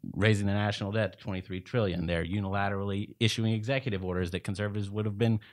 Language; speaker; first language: English; native; English